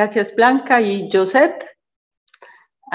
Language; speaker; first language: Spanish; non-native, fluent; Italian